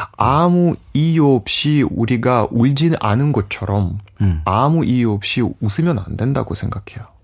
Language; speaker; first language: Korean; non-native, fluent; Russian